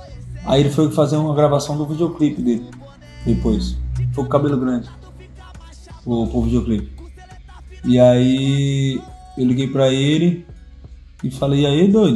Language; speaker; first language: Portuguese; native; Portuguese